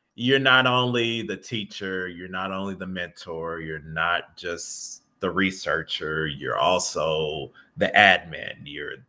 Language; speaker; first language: English; native; English